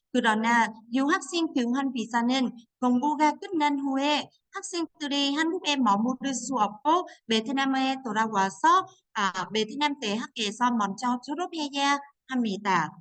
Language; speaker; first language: Korean; non-native, fluent; Vietnamese